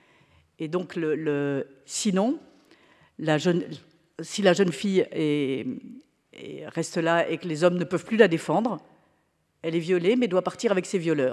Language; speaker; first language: French; native; French